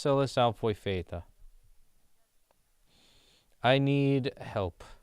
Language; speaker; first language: Portuguese; non-native, learner; English